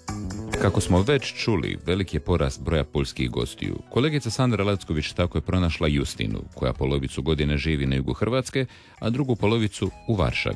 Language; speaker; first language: Serbian; native; Serbian